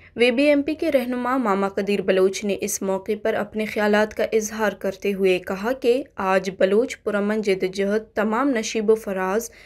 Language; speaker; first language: Urdu; non-native, local second language; Baluchi